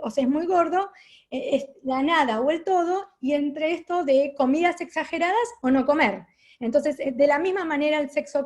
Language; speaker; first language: Spanish; native; Spanish